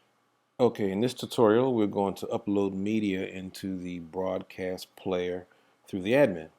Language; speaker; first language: English; native; English